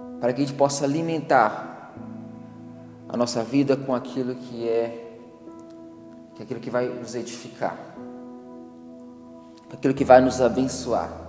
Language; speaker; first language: Portuguese; native; Portuguese